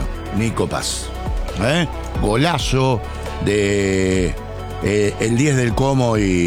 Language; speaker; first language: Spanish; native; Spanish